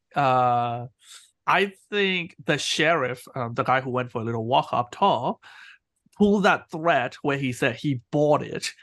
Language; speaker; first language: English; non-native, fluent; Burmese